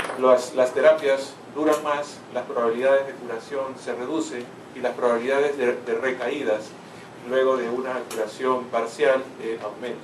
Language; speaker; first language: Spanish; native; Spanish